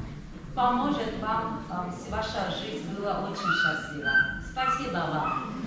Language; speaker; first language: Russian; non-native, fluent; Georgian